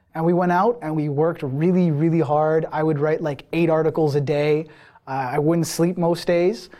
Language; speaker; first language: English; early bilingual, other home language; Persian